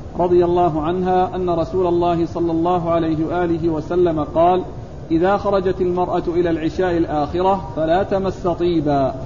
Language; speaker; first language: Arabic; native; Arabic